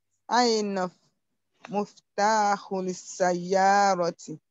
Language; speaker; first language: Arabic; non-native, learner; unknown